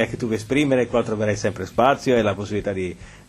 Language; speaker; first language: Italian; native; Italian